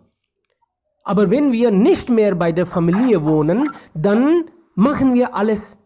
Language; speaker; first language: German; non-native, fluent; Hindi